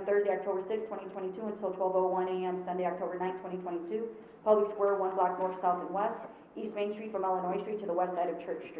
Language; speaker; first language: English; native; English